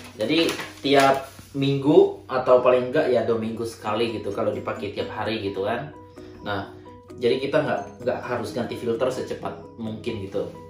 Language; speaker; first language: Indonesian; native; Indonesian